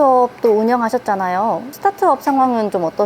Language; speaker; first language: Korean; native; Korean